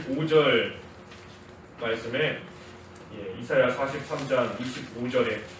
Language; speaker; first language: Korean; native; Korean